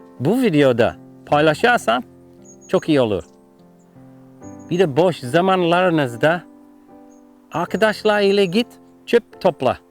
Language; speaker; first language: Turkish; non-native, learner; English